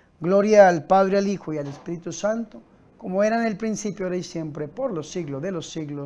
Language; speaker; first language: Spanish; native; Spanish